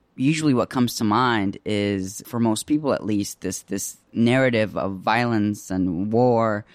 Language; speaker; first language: English; early bilingual, other home language; Arabic